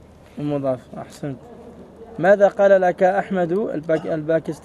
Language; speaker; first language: Arabic; non-native, fluent; French